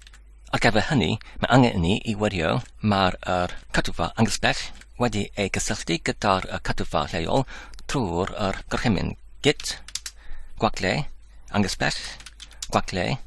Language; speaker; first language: Welsh; non-native, learner; Polish